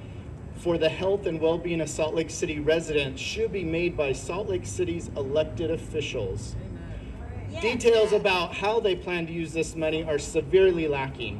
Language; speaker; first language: English; native; English